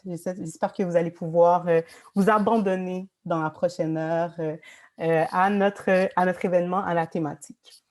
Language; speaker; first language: French; native; French